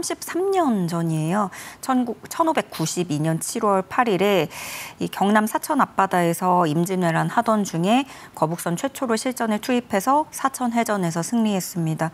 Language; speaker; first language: Korean; native; Korean